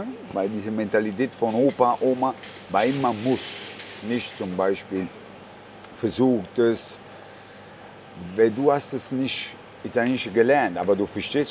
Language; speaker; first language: German; non-native, fluent; Italian